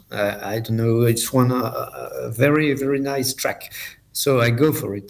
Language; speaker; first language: English; non-native, fluent; French